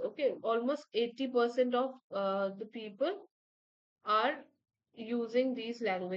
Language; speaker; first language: English; non-native, local second language; Hindi